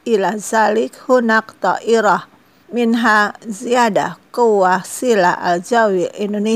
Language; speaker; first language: Arabic; non-native, fluent; Indonesian